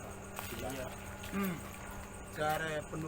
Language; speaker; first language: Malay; non-native, local second language; Javanese